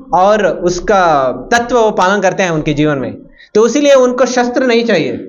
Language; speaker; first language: Hindi; non-native, local second language; Kannada